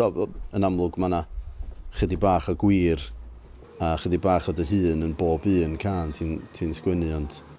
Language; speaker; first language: Welsh; native; Welsh